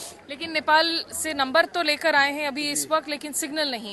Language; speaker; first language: Hindi; native; Hindi